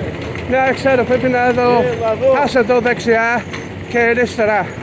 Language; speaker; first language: Greek; non-native, learner; English